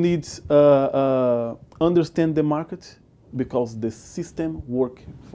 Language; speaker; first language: English; non-native, learner; Portuguese